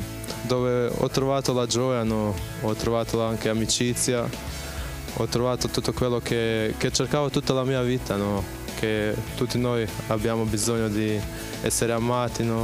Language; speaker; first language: Italian; non-native, fluent; Bosnian